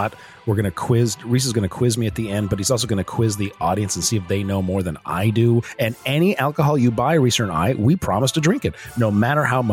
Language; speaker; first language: English; native; English